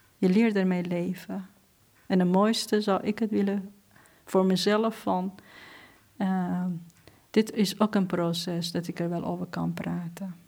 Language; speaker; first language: Dutch; non-native, fluent; Persian